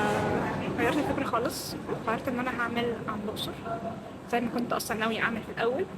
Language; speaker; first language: Arabic; native; Arabic